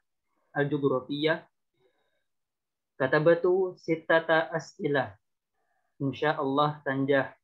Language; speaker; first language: Arabic; non-native, learner; Indonesian